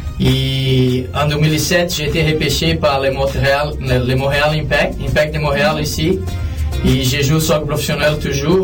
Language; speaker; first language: French; non-native, fluent; Portuguese